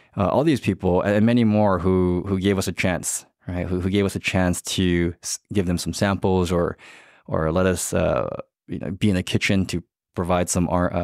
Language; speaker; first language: English; native; English